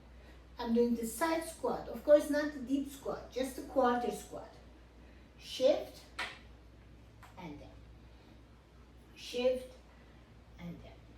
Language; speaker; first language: English; non-native, fluent; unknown